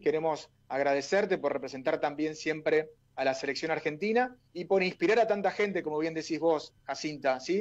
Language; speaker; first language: Spanish; native; Spanish